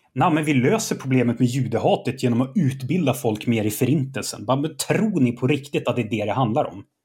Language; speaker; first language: Swedish; native; Swedish